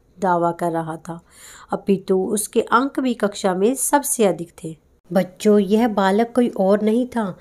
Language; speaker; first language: Hindi; non-native, local second language; Punjabi